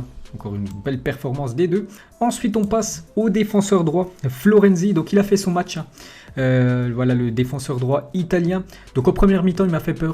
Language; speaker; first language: French; native; French